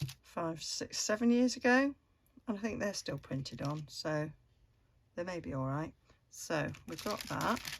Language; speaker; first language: English; native; English